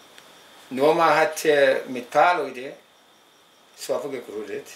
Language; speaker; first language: German; non-native, local second language; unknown